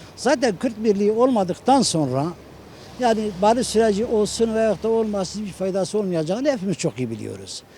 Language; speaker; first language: Turkish; non-native, local second language; Kurdish